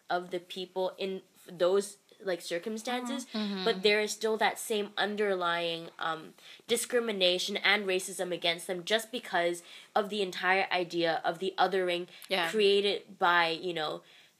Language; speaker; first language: English; non-native, local second language; Cantonese